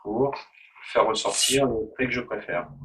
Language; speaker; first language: French; native; French